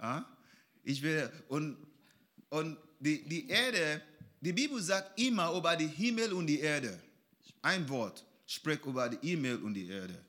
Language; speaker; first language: German; non-native, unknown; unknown